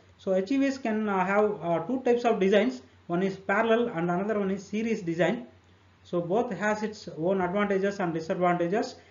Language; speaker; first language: English; non-native, local second language; Telugu